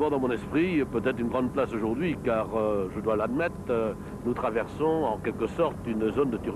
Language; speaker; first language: French; native; French